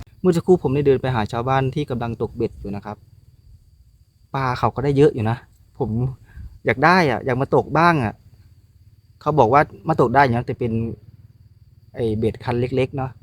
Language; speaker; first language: Thai; non-native, local second language; Northeastern Thai